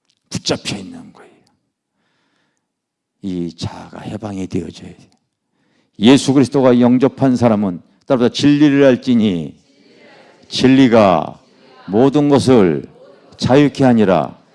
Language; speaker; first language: Korean; native; Korean